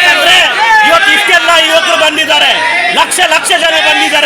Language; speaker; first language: Kannada; native; Kannada